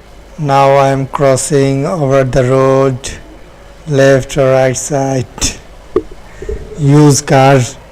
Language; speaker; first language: English; non-native, learner; Bangla